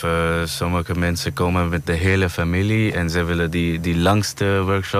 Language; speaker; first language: Dutch; non-native, fluent; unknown